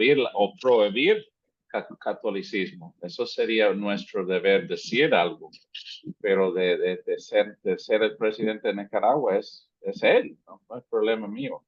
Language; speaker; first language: Spanish; non-native, fluent; English